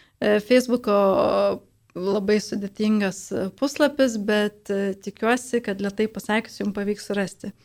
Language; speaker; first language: Lithuanian; native; Lithuanian